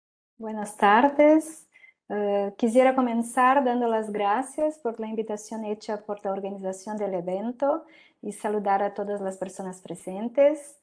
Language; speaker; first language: Spanish; non-native, local second language; Portuguese